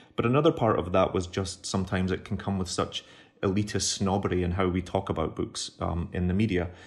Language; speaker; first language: English; native; English